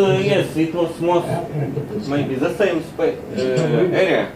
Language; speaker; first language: English; non-native, learner; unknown